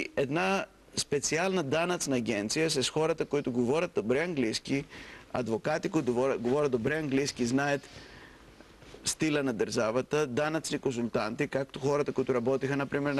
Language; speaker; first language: Bulgarian; non-native, fluent; Greek